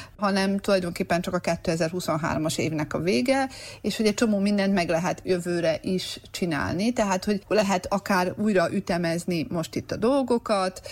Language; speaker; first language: Hungarian; native; Hungarian